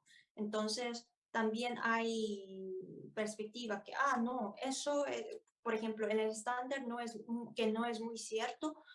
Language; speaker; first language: Spanish; non-native, fluent; Korean